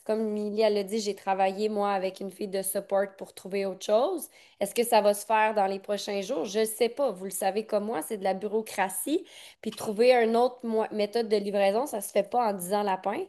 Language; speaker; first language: French; native; French